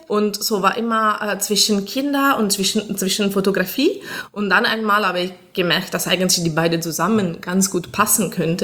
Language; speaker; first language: German; non-native, fluent; Italian